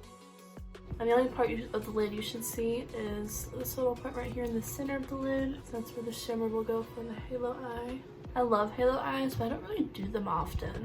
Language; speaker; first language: English; native; English